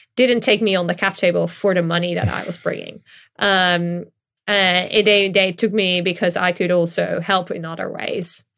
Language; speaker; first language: English; non-native, fluent; Dutch